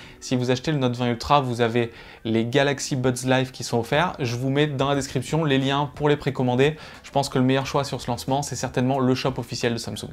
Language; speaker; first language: French; native; French